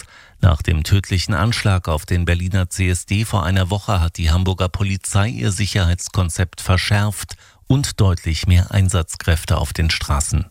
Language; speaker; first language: German; native; German